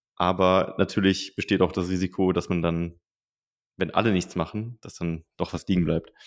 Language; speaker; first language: German; native; German